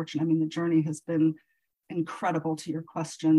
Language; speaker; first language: English; native; English